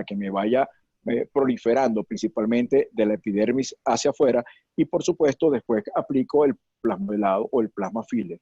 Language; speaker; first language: Spanish; native; Spanish